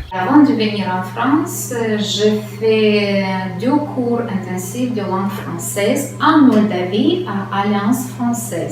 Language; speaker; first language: French; non-native, fluent; Romanian